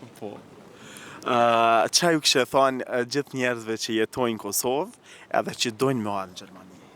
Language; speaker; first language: Albanian; native; Albanian